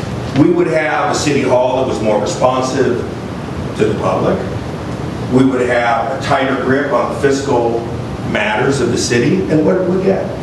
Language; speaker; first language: English; native; English